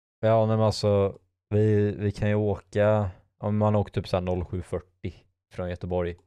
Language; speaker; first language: Swedish; native; Swedish